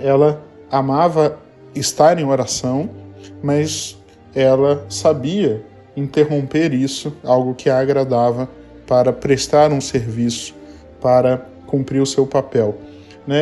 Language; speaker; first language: Portuguese; native; Portuguese